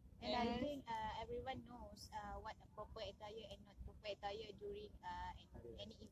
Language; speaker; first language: English; non-native, learner; Malay